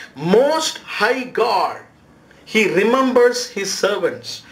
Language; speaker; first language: English; non-native, local second language; Tamil